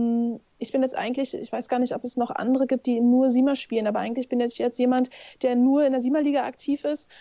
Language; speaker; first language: German; native; German